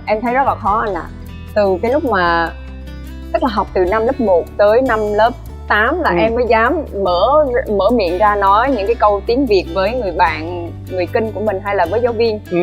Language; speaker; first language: Vietnamese; non-native, local second language; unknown